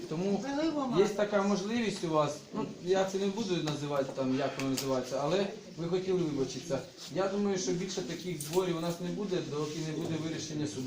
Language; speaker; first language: Ukrainian; native; Ukrainian